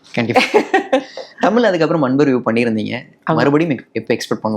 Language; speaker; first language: Tamil; native; Tamil